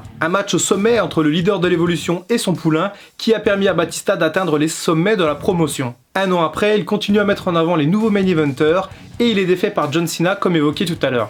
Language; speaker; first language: French; native; French